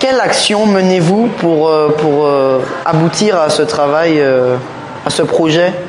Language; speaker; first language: French; native; French